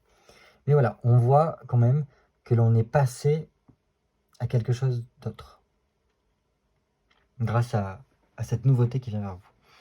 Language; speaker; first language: French; native; French